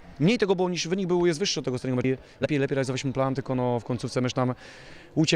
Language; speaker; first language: Polish; native; Polish